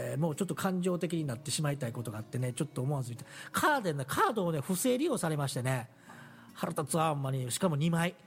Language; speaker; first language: Japanese; native; Japanese